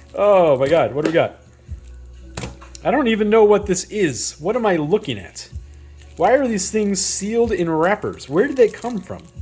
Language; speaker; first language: English; native; English